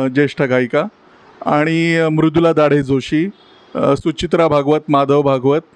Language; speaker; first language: Marathi; native; Marathi